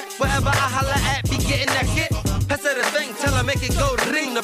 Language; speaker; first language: English; native; English